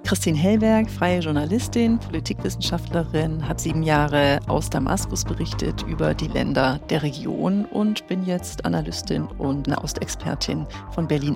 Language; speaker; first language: German; native; German